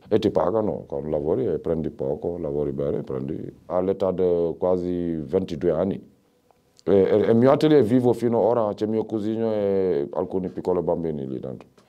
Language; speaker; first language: Italian; non-native, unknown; Wolof